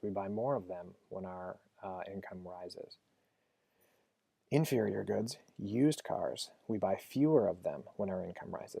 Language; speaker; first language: English; native; English